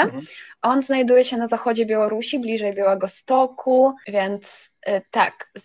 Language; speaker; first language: Polish; non-native, fluent; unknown